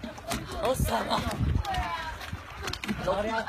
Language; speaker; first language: Chinese; native; Chinese